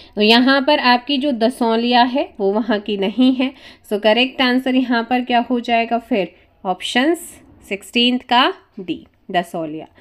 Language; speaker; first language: Hindi; native; Hindi